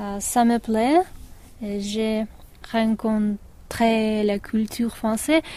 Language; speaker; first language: French; non-native, learner; Russian